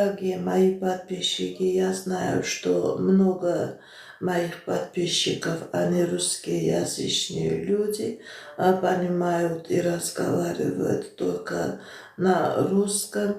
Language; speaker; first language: Russian; non-native, local second language; Armenian